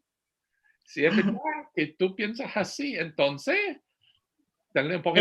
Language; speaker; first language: Spanish; non-native, fluent; English